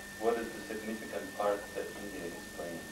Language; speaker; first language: English; non-native, fluent; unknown